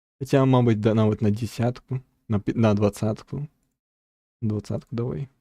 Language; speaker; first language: Belarusian; non-native, local second language; Russian